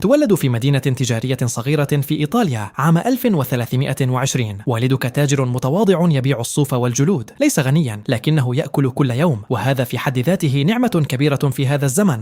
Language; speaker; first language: Arabic; native; Arabic